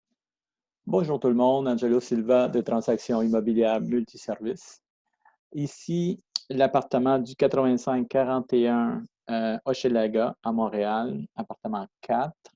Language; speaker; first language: French; non-native, fluent; Spanish